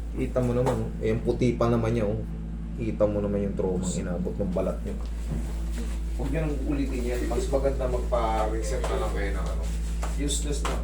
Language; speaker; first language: Filipino; native; Filipino